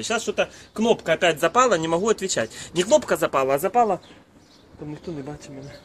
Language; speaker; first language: Russian; non-native, local second language; Ukrainian